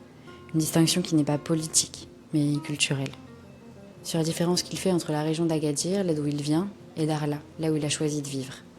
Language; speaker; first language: French; native; French